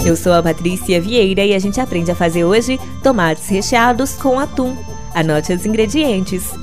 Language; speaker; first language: Portuguese; native; Portuguese